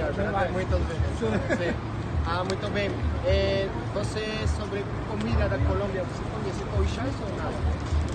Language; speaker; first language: Portuguese; non-native, learner; French